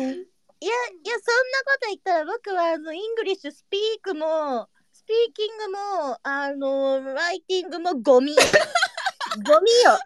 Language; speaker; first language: Japanese; native; Japanese